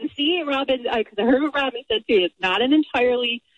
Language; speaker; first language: English; native; English